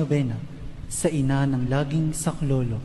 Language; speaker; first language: Filipino; native; Filipino